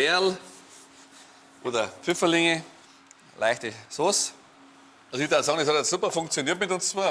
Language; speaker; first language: German; native; German